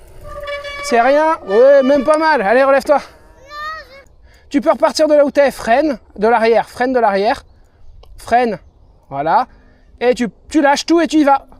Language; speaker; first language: French; native; French